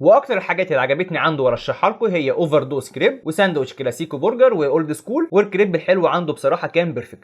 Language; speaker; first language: Arabic; native; Arabic